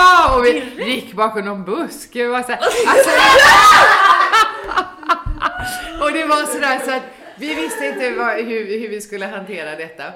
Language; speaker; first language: Swedish; native; Swedish